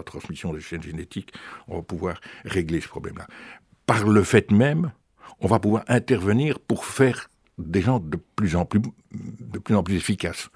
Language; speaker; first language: French; native; French